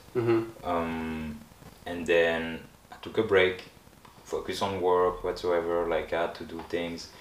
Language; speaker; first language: English; non-native, fluent; French